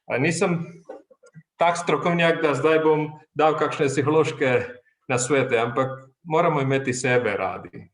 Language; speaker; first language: Slovenian; non-native, fluent; Malayalam